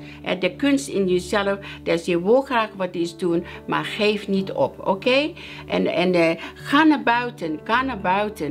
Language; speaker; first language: Dutch; non-native, learner; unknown